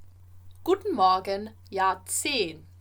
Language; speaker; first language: German; non-native, fluent; English